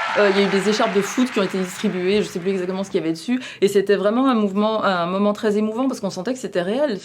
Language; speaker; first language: French; native; French